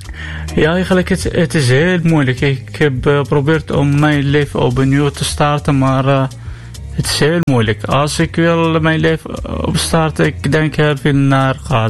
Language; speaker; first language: Dutch; non-native, learner; Arabic